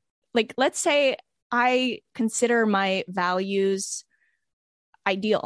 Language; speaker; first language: English; native; English